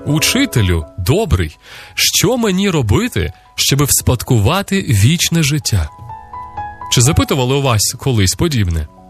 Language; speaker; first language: Ukrainian; native; Ukrainian